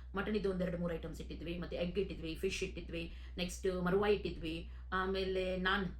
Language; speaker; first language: Kannada; non-native, local second language; Konkani